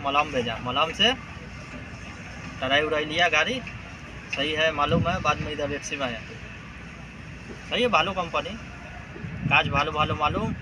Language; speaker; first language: Hindi; non-native, local second language; Bangla